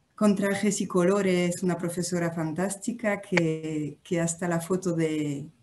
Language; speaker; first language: Spanish; non-native, fluent; French